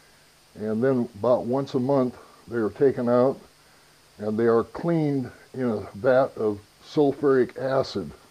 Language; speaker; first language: English; native; English